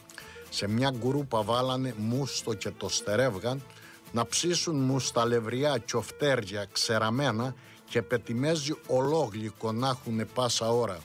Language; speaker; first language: Greek; native; Greek